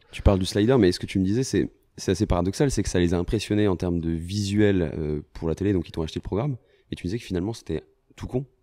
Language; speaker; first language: French; native; French